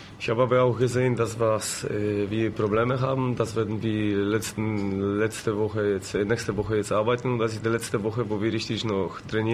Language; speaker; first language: German; non-native, learner; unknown